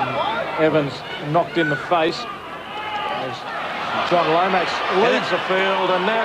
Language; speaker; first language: English; native; English